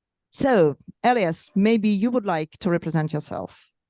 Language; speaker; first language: English; non-native, fluent; Russian